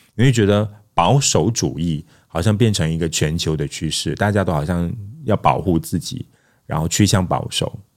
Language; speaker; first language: Chinese; non-native, local second language; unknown